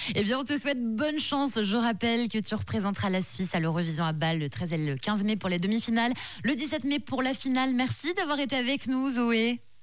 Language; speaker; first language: French; native; French